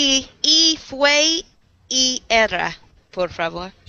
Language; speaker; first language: Spanish; non-native, learner; English